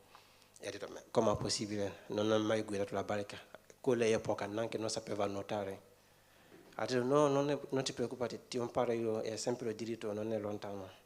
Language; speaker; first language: Italian; non-native, fluent; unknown